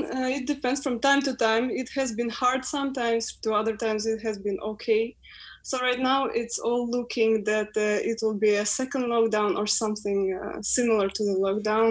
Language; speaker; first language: English; non-native, fluent; Ukrainian